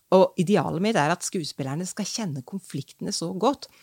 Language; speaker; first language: Norwegian; native; Norwegian